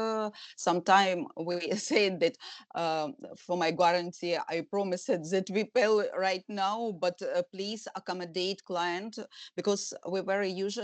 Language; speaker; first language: English; non-native, learner; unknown